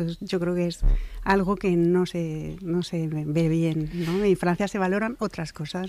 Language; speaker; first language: Spanish; non-native, fluent; French